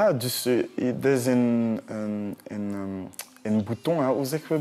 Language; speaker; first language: Dutch; non-native, learner; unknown